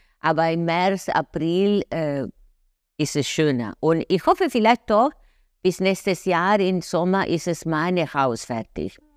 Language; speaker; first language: German; non-native, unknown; Spanish